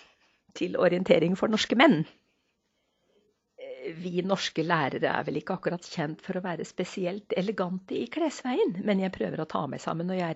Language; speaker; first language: Norwegian; native; Norwegian